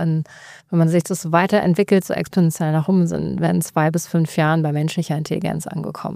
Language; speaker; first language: German; native; German